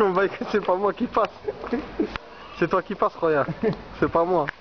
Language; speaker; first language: French; early bilingual, other home language; Arabic